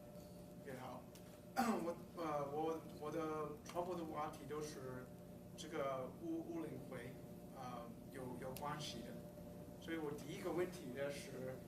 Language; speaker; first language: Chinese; non-native, learner; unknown